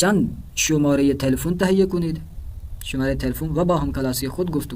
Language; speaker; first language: Persian; non-native, fluent; Urdu